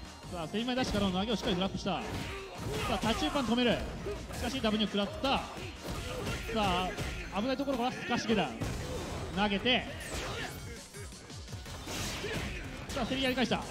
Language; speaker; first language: Japanese; native; Japanese